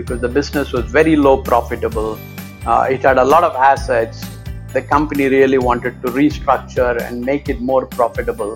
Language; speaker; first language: English; non-native, local second language; Tamil